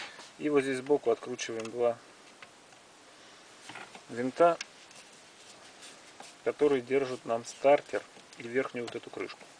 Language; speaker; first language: Russian; native; Russian